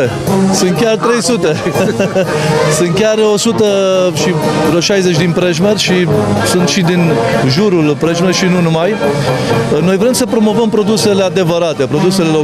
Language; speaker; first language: Romanian; native; Romanian